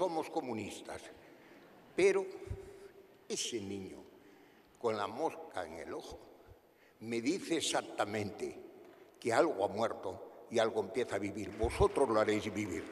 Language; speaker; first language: Spanish; native; Spanish